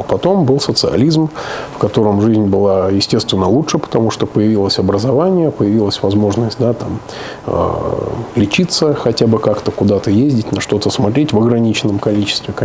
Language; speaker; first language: Russian; native; Russian